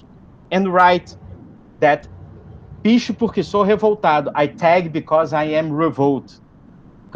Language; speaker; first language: English; non-native, fluent; Portuguese